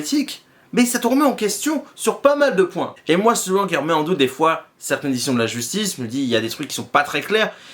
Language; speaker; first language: French; native; French